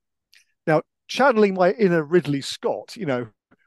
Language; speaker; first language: English; native; English